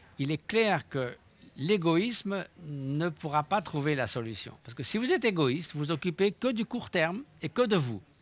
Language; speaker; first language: French; native; French